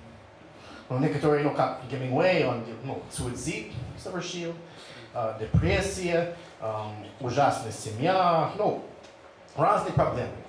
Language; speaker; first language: Russian; non-native, fluent; English